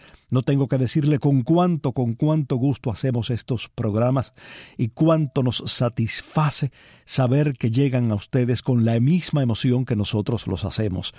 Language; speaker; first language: Spanish; native; Spanish